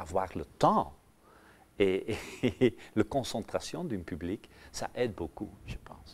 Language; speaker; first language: French; non-native, local second language; Dutch